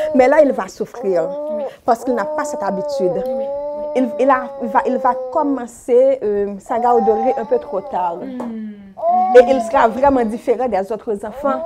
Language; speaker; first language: French; non-native, local second language; Haitian Creole